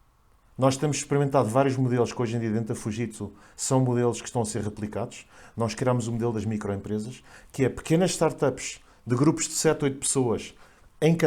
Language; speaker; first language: Portuguese; native; Portuguese